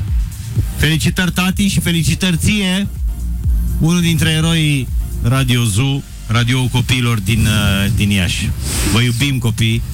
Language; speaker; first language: Romanian; native; Romanian